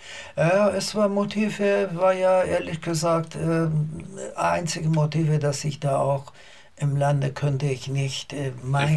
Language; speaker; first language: German; non-native, learner; Azerbaijani